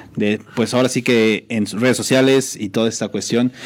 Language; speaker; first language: Spanish; native; Spanish